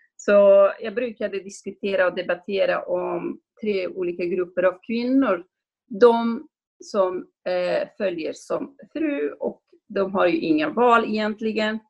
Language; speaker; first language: Swedish; non-native, fluent; Kurdish